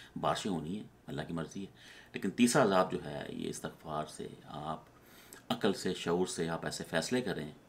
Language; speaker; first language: Urdu; native; Urdu